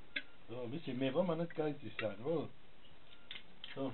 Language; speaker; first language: German; non-native, fluent; Italian